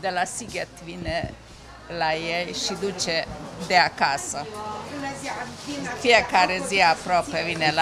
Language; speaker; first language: Romanian; non-native, local second language; Hungarian